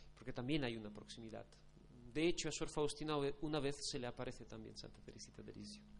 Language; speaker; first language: Spanish; non-native, fluent; Polish